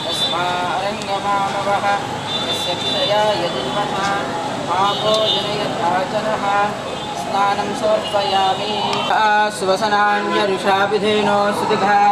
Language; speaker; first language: Telugu; native; Telugu